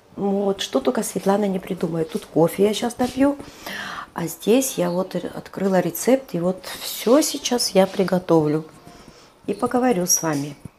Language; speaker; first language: Russian; non-native, local second language; Georgian